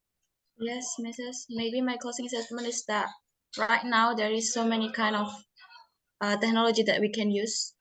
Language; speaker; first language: English; non-native, learner; Indonesian